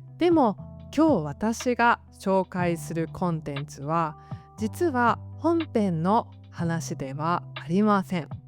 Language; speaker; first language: Japanese; native; Japanese